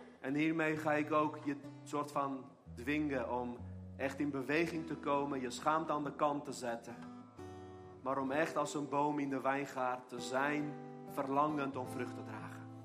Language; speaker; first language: Dutch; non-native, fluent; Armenian